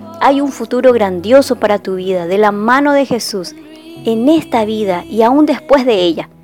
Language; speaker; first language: Spanish; native; Spanish